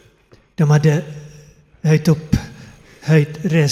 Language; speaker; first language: Swedish; non-native, fluent; Finnish